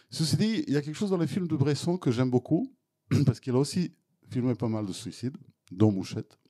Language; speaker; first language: French; non-native, fluent; Serbian